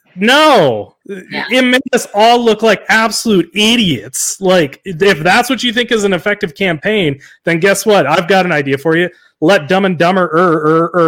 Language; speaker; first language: English; native; English